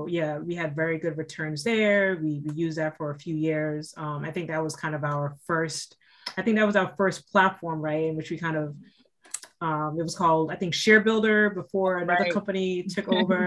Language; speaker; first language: English; native; English